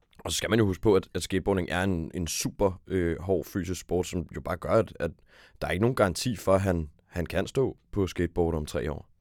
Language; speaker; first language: Danish; native; Danish